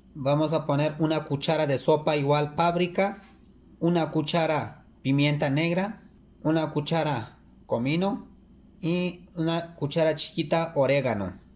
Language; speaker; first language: Spanish; non-native, learner; Turkish